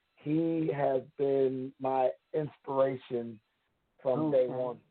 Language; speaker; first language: English; native; English